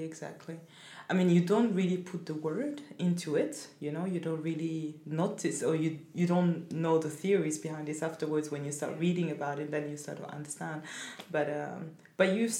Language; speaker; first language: English; non-native, fluent; Rundi